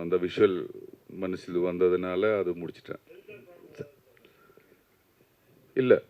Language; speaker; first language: Tamil; non-native, learner; Malayalam